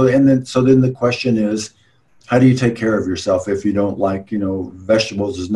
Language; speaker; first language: English; native; English